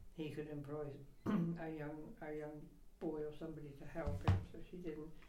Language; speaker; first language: English; native; English